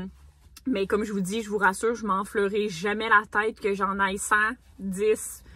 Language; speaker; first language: French; native; French